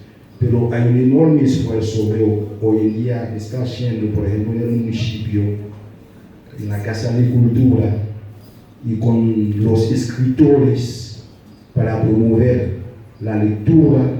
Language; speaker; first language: Spanish; non-native, fluent; Haitian Creole